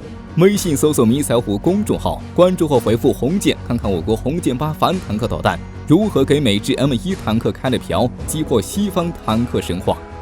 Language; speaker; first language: Chinese; native; Chinese